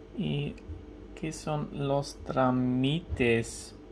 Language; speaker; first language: Spanish; non-native, learner; German